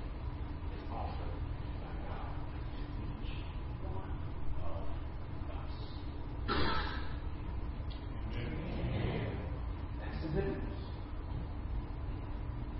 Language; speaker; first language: English; native; English